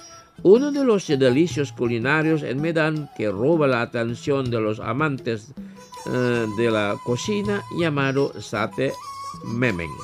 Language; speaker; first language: Spanish; non-native, fluent; Indonesian